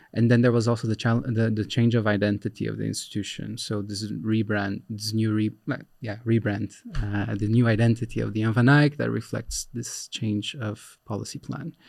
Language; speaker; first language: English; non-native, fluent; Portuguese